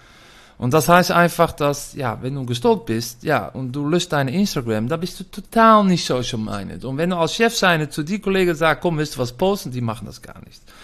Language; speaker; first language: German; non-native, fluent; Dutch